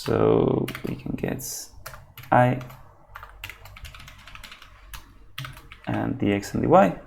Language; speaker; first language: English; non-native, fluent; Spanish